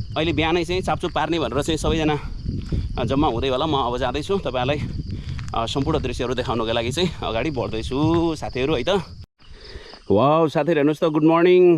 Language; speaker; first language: Nepali; non-native, local second language; Magahi